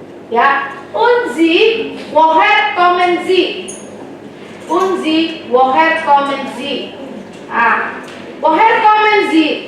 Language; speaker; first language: German; non-native, learner; Indonesian